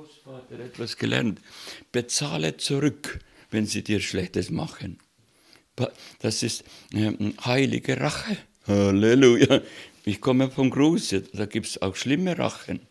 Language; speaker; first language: German; non-native, learner; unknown